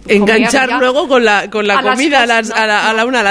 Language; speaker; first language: Spanish; native; Spanish